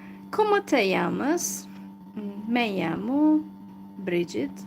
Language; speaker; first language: Spanish; non-native, learner; Hungarian